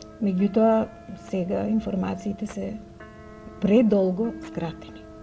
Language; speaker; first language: Macedonian; native; Macedonian